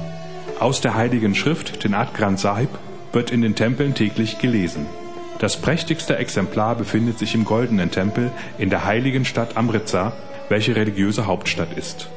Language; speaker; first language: German; native; German